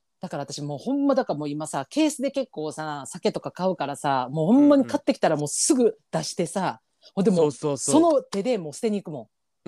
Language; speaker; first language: Japanese; native; Japanese